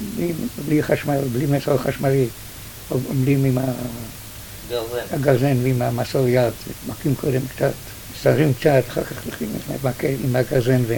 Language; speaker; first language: Hebrew; early bilingual, other home language; Yiddish